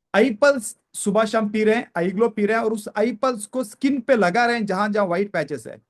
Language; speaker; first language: Hindi; non-native, local second language; Kannada